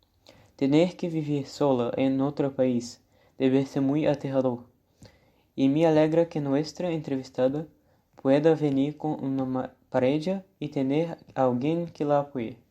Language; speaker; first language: Spanish; non-native, learner; Portuguese